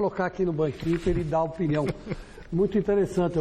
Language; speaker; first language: Portuguese; native; Portuguese